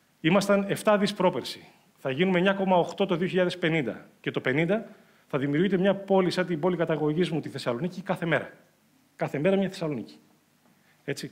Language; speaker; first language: Greek; native; Greek